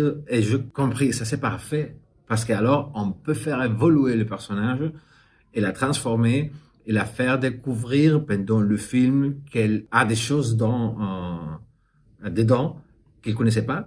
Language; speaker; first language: French; non-native, fluent; Spanish